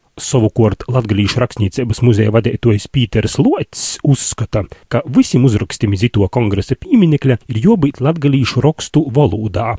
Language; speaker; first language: Latvian; native; Latvian